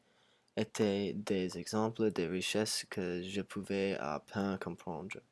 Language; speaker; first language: French; non-native, learner; English